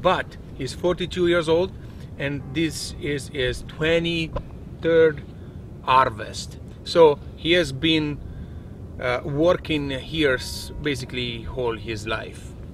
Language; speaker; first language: English; non-native, fluent; Italian